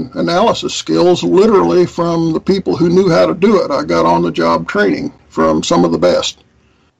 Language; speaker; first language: English; native; English